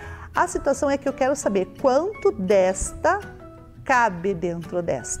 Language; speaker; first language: Portuguese; native; Portuguese